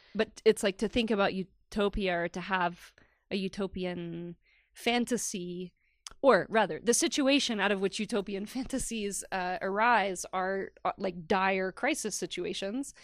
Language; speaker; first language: English; early bilingual, other home language; Spanish